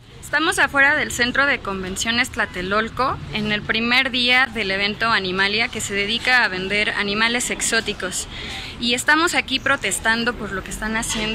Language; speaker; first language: Spanish; native; Spanish